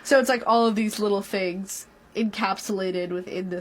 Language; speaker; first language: English; native; English